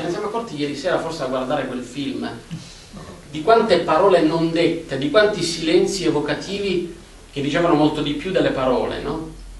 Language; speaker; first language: Italian; native; Italian